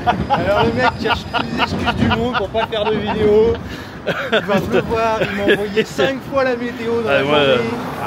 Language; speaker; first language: French; native; French